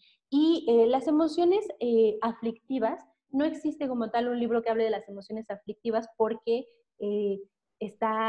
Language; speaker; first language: Spanish; native; Spanish